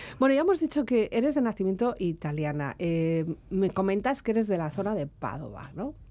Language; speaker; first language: Spanish; native; Spanish